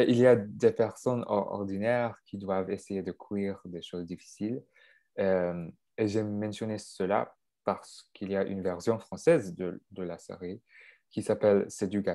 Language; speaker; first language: French; non-native, local second language; English